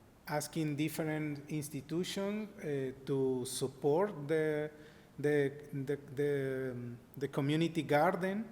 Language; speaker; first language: English; non-native, learner; Spanish